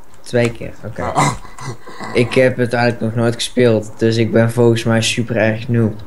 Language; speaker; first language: Dutch; native; Dutch